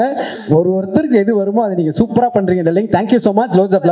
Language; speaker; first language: Tamil; native; Tamil